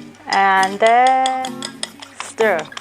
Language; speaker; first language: English; non-native, fluent; Thai